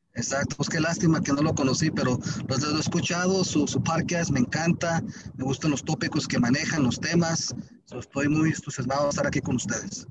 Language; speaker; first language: Spanish; early bilingual, heritage; Spanish